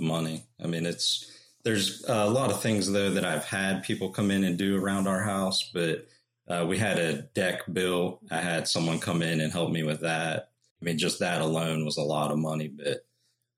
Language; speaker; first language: English; native; English